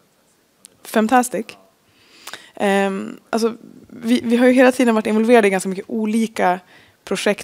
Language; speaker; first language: Swedish; native; Swedish